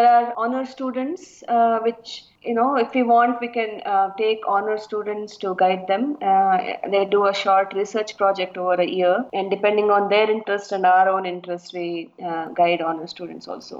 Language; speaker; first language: English; non-native, local second language; Kannada